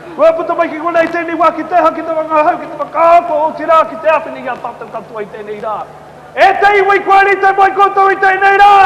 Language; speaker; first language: Māori; native; Māori